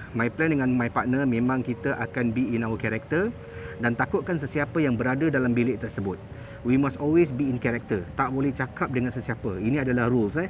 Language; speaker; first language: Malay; native; Malay